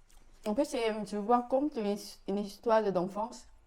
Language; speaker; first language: French; non-native, learner; Korean